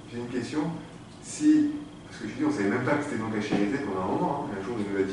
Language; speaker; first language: French; native; French